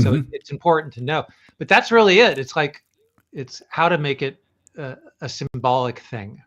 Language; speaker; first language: English; native; English